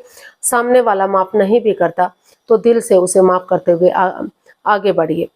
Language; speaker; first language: Hindi; native; Hindi